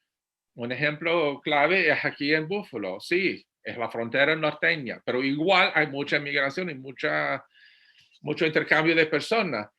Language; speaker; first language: Spanish; non-native, fluent; English